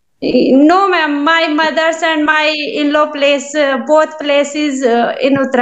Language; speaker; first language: English; non-native, learner; Hindi